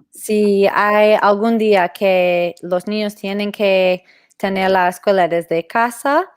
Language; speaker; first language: Spanish; non-native, fluent; English